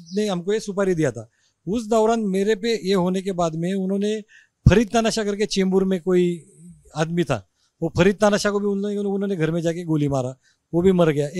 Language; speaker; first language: Hindi; non-native, local second language; Marathi